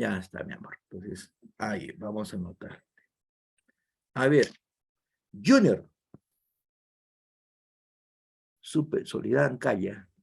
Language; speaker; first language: Spanish; native; Spanish